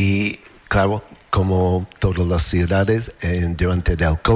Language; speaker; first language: Spanish; non-native, learner; English